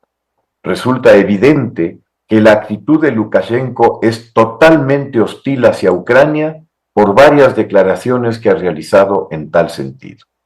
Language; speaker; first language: Spanish; native; Spanish